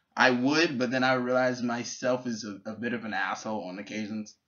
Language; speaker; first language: English; native; English